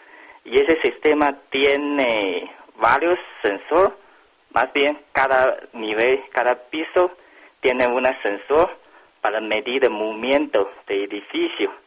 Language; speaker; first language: Spanish; non-native, learner; Chinese